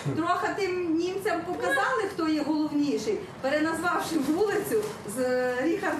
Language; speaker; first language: Ukrainian; native; Ukrainian